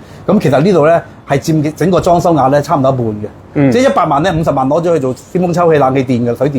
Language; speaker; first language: Cantonese; native; Cantonese